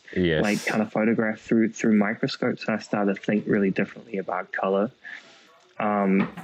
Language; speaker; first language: English; native; English